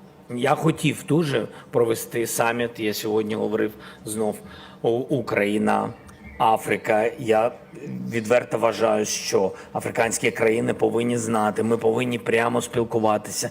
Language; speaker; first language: Ukrainian; non-native, local second language; Russian